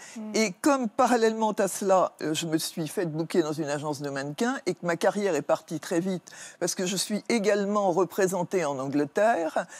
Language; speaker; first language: French; native; French